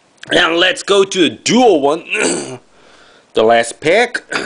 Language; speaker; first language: English; non-native, fluent; Japanese